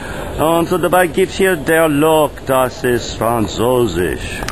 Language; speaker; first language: German; non-native, learner; English